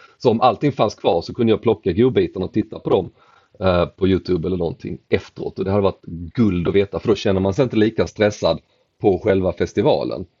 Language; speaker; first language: Swedish; native; Swedish